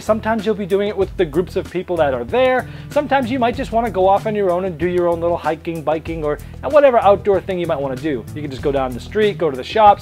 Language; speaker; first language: English; native; English